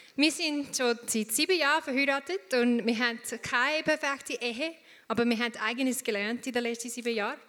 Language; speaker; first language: German; non-native, fluent; English